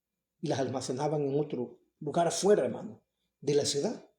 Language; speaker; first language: Spanish; native; Spanish